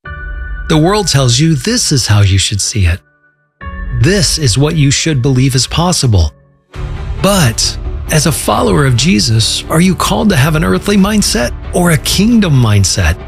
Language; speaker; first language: English; native; English